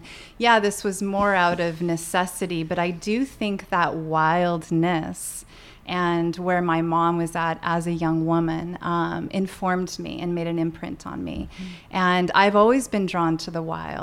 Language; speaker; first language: English; native; English